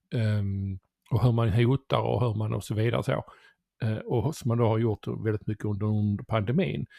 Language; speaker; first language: Swedish; native; Swedish